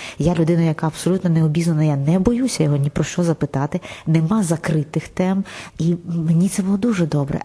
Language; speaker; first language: Ukrainian; non-native, local second language; Russian